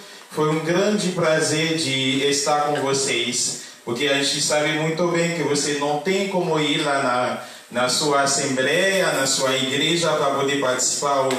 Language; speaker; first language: Portuguese; non-native, fluent; Haitian Creole